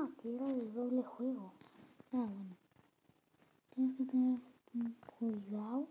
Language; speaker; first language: Spanish; early bilingual, other home language; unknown